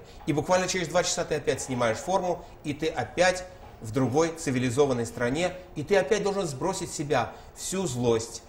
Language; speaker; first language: Russian; native; Russian